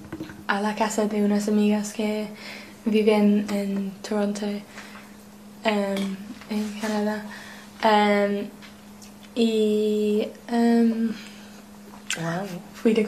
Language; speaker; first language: Spanish; non-native, learner; English